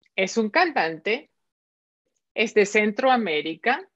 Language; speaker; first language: Spanish; native; Spanish